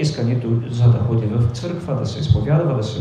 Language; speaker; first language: Bulgarian; non-native, fluent; Polish